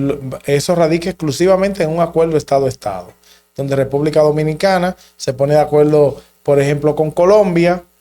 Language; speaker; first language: Spanish; native; Spanish